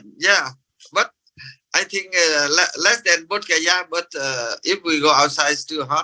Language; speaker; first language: English; non-native, fluent; Vietnamese